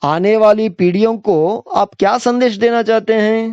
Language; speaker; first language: Hindi; non-native, local second language; Telugu